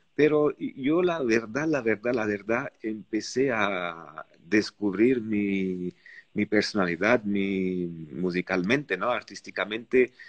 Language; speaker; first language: Spanish; non-native, fluent; Arabic